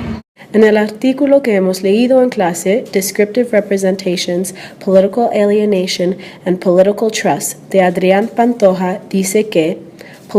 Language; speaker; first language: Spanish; non-native, learner; English